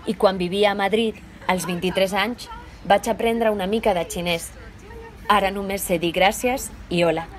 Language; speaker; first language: Catalan; non-native, local second language; Spanish